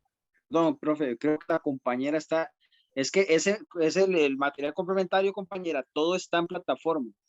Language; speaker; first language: Spanish; native; Spanish